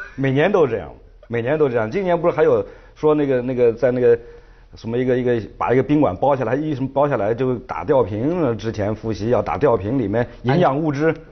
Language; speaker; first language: Chinese; native; Chinese